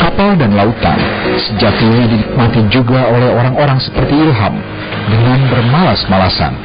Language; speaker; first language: Indonesian; native; Indonesian